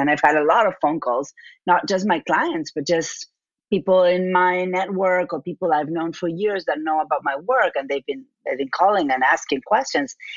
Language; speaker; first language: English; non-native, fluent; Spanish